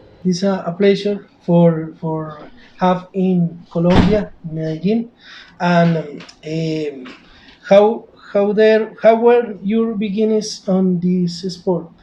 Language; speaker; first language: English; non-native, learner; Spanish